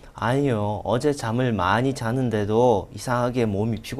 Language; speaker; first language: Korean; non-native, learner; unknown